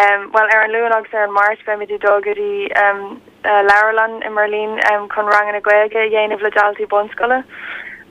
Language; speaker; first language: Irish; non-native, learner; German